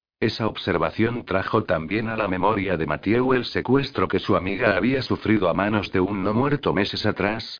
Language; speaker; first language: Spanish; native; Spanish